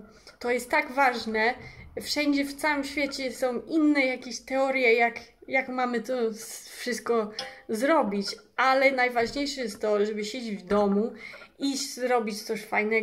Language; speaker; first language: Polish; early bilingual, heritage; English